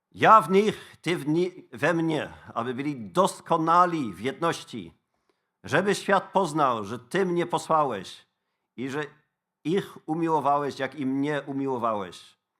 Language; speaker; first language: Polish; non-native, fluent; Dutch